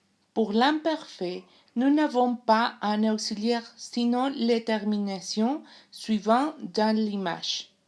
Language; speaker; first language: French; non-native, learner; Spanish